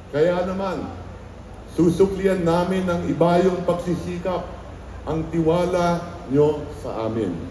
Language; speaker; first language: Filipino; native; Filipino